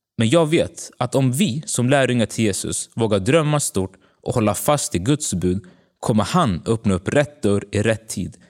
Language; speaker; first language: Swedish; early bilingual, other home language; Tigrinya